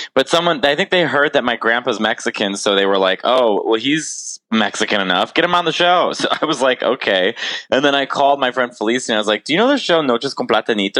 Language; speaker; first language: English; native; English